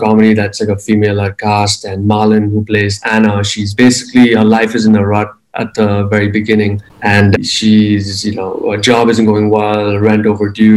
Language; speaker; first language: English; non-native, local second language; Hindi